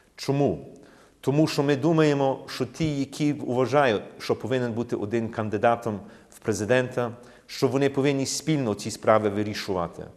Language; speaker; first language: Ukrainian; early bilingual, heritage; Ukrainian